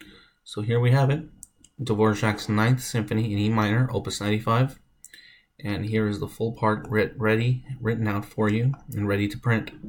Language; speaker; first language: English; native; English